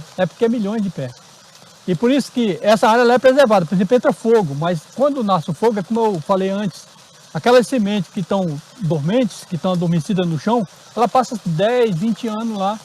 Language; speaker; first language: Portuguese; native; Portuguese